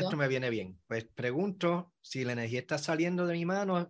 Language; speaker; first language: Spanish; native; Spanish